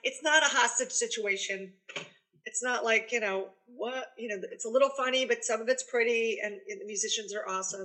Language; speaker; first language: English; native; English